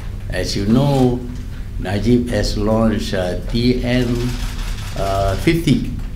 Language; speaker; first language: English; non-native, local second language; Malay